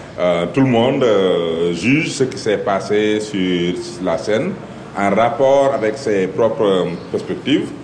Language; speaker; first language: French; non-native, local second language; Wolof